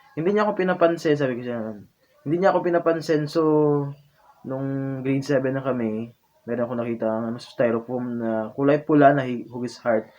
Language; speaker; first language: Filipino; non-native, local second language; Hiligaynon